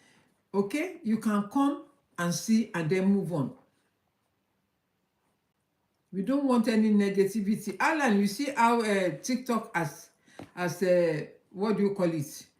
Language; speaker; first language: English; non-native, local second language; Yoruba